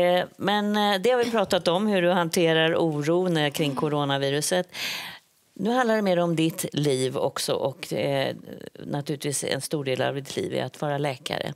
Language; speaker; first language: Swedish; native; Swedish